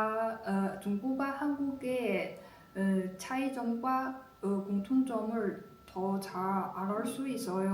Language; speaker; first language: Korean; non-native, learner; Chinese